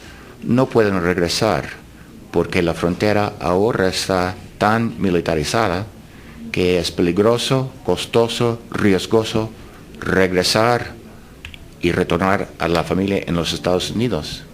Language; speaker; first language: Spanish; non-native, fluent; English